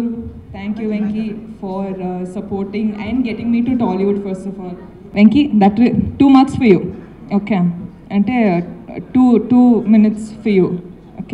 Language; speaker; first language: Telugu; non-native, fluent; Kannada